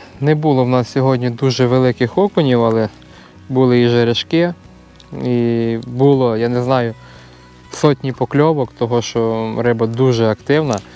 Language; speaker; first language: Ukrainian; native; Ukrainian